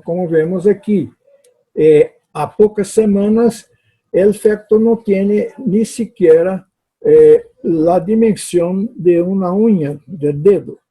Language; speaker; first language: Spanish; non-native, fluent; Portuguese